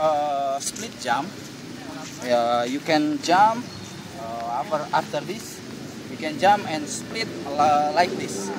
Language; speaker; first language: English; non-native, learner; Indonesian